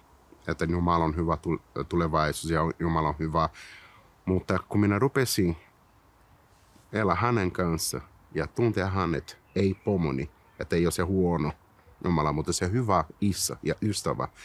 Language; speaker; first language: Finnish; early bilingual, heritage; Finnish